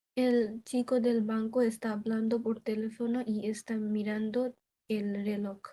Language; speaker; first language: Spanish; non-native, learner; Bangla